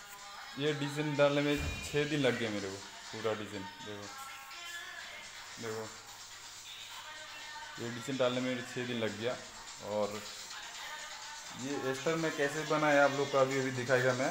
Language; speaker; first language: Hindi; non-native, local second language; Malayalam